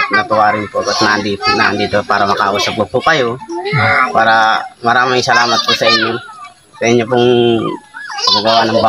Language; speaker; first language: Filipino; non-native, local second language; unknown